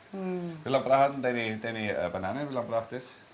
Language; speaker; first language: German; native; German